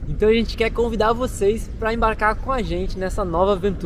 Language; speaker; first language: Portuguese; native; Portuguese